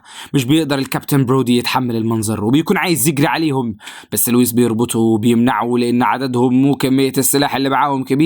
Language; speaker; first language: Arabic; native; Arabic